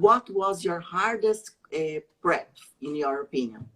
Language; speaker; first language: English; non-native, learner; Portuguese